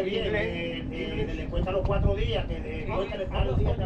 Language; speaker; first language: Spanish; native; Spanish